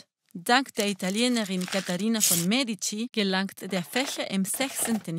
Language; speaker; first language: German; non-native, fluent; Spanish